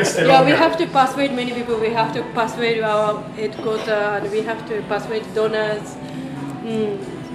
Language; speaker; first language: English; non-native, fluent; Japanese